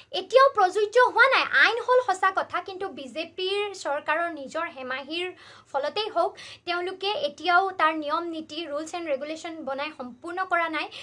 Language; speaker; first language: Assamese; native; Assamese